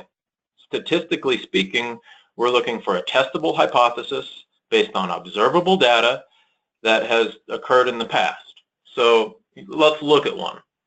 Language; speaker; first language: English; native; English